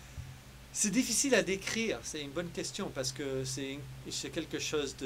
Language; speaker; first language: French; early bilingual, heritage; French